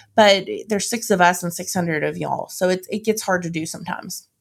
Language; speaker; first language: English; native; English